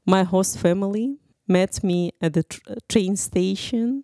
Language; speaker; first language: English; non-native, fluent; Ukrainian